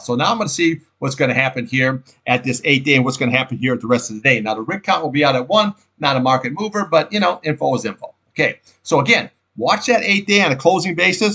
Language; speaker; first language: English; native; English